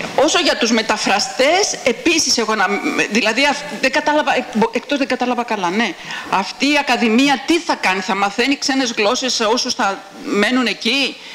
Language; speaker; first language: Greek; native; Greek